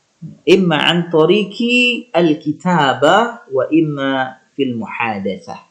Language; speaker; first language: Arabic; non-native, fluent; Indonesian